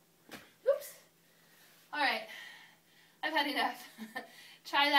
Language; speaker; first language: English; native; English